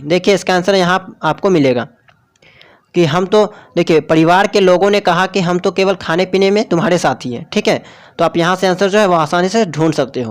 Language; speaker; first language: Hindi; native; Hindi